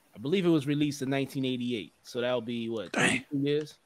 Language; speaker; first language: English; native; English